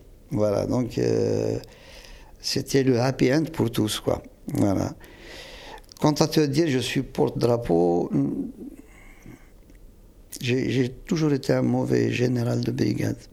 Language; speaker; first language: French; non-native, local second language; Kabyle